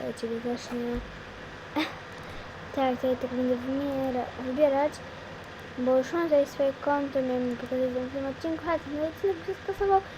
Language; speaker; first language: Polish; native; Polish